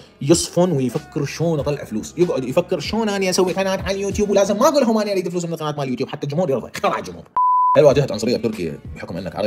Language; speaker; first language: Arabic; native; Arabic